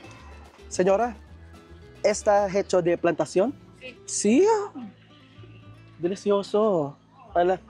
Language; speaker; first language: Spanish; non-native, learner; Filipino